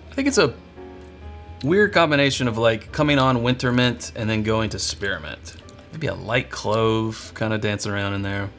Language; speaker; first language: English; native; English